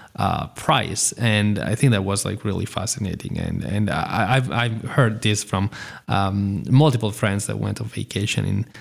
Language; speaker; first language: English; non-native, fluent; Italian